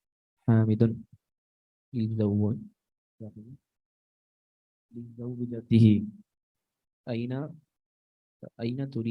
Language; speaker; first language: Arabic; non-native, learner; Urdu